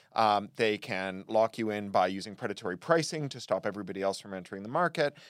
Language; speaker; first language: English; native; English